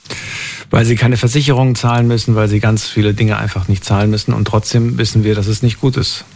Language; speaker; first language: German; native; German